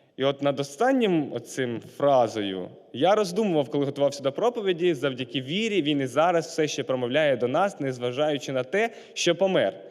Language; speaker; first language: Ukrainian; non-native, local second language; Russian